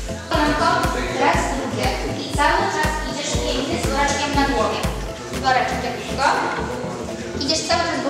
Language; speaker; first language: Polish; native; Polish